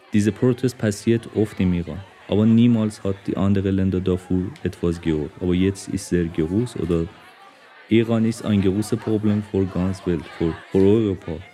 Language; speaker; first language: German; non-native, learner; Persian